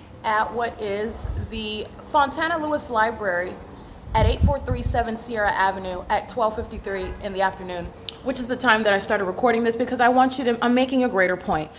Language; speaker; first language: English; native; English